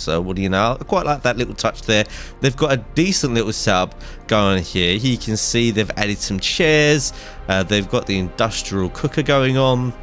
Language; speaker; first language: English; native; English